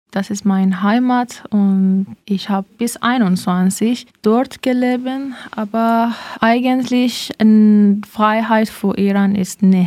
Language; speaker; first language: German; non-native, learner; Persian